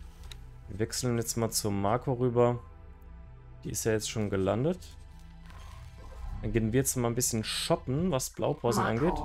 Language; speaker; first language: German; native; German